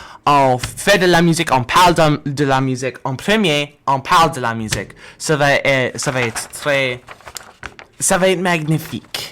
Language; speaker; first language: French; non-native, learner; English